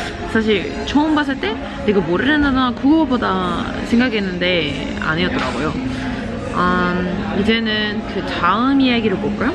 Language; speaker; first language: Korean; non-native, learner; English